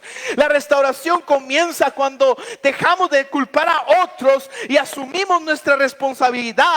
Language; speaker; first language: Spanish; native; Spanish